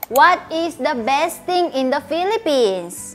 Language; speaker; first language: English; non-native, fluent; Korean